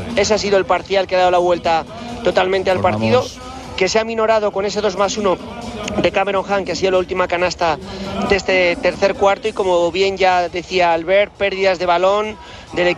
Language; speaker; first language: Spanish; native; Spanish